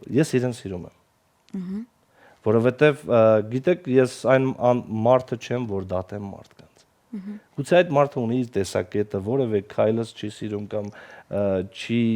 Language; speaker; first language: Armenian; non-native, local second language; Kurdish